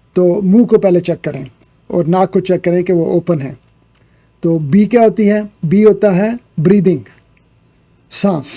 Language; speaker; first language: Urdu; native; Urdu